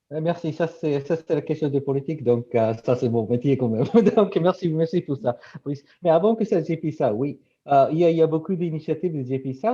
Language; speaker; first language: French; non-native, fluent; Japanese